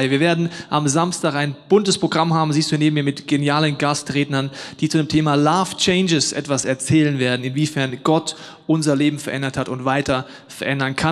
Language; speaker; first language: German; native; German